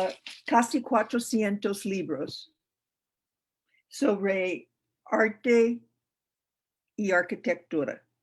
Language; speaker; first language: Spanish; non-native, learner; English